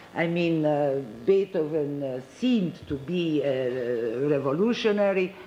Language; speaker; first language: English; non-native, fluent; Romanian